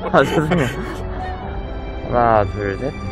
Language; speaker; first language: Korean; native; Korean